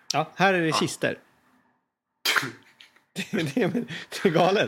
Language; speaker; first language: Swedish; native; Swedish